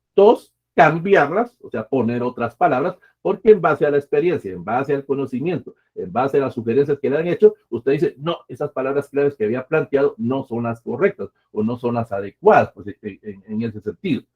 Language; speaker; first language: Spanish; native; Spanish